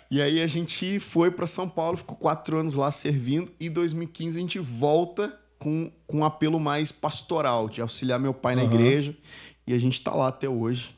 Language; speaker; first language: Portuguese; early bilingual, other home language; Spanish